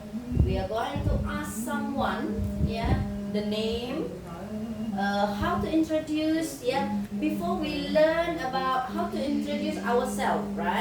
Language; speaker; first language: English; non-native, fluent; Indonesian